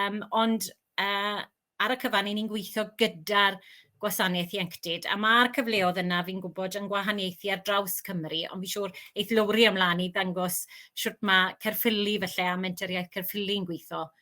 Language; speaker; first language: Welsh; native; Welsh